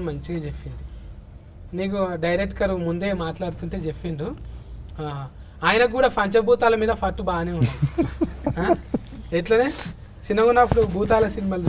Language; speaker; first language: Telugu; native; Telugu